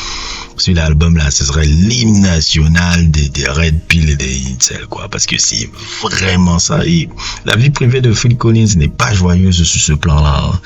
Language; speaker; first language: French; native; French